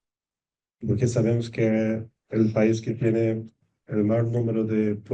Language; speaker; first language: Spanish; non-native, fluent; Portuguese